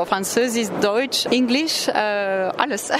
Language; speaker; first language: German; non-native, learner; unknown